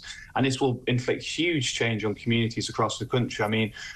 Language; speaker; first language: English; native; English